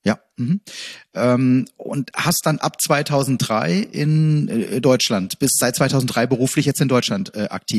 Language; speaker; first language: German; native; German